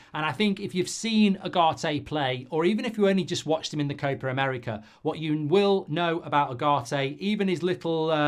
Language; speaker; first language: English; native; English